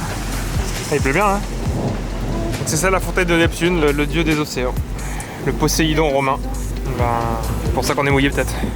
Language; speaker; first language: French; native; French